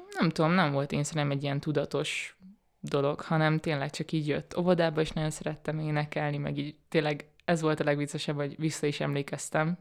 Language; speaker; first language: Hungarian; native; Hungarian